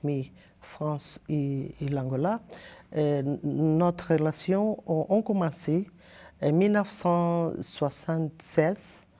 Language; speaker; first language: French; non-native, learner; Portuguese